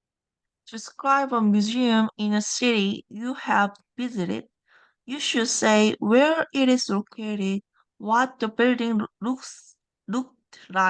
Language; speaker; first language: English; non-native, learner; Korean